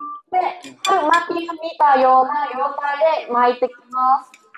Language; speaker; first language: Japanese; non-native, learner; Vietnamese